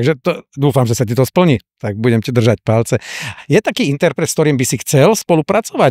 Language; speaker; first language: Slovak; native; Slovak